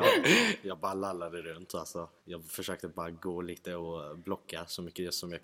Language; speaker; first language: Swedish; non-native, fluent; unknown